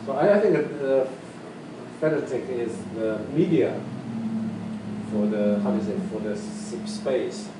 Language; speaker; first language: English; non-native, learner; Chinese